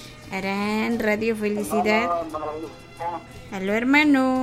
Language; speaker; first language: Spanish; non-native, local second language; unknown